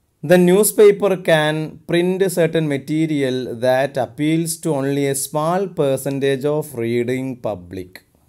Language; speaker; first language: English; non-native, local second language; Malayalam